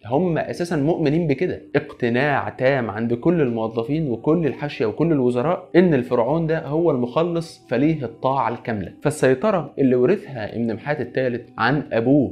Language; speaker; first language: Arabic; native; Arabic